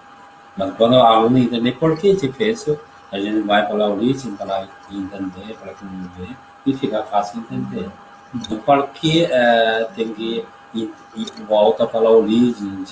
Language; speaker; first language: Portuguese; non-native, learner; Chinese